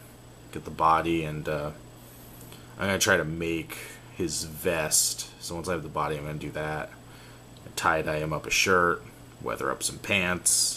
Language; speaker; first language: English; native; English